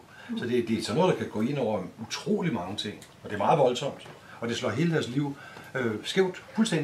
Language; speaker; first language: Danish; native; Danish